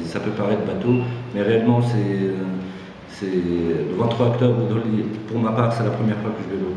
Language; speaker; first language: French; non-native, local second language; Arabic